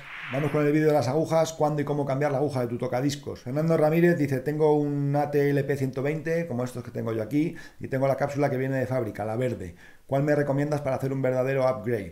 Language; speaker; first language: Spanish; native; Spanish